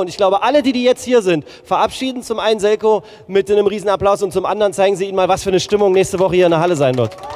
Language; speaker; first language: German; native; German